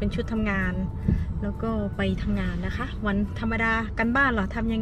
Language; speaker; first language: Thai; native; Thai